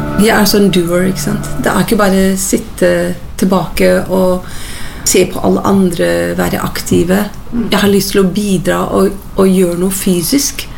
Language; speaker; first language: Norwegian; non-native, fluent; English